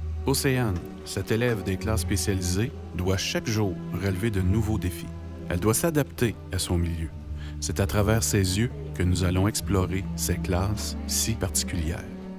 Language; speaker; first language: French; native; French